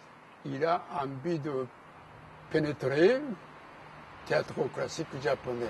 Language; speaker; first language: French; non-native, learner; Japanese